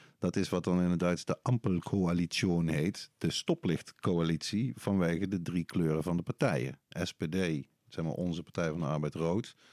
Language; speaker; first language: Dutch; native; Dutch